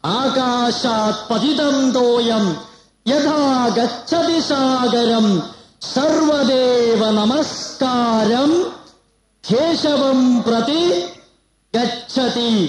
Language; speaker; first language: Malayalam; native; Malayalam